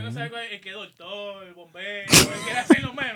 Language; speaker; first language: Spanish; native; Spanish